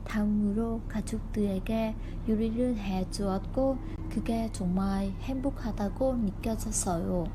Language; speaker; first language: Korean; non-native, learner; Vietnamese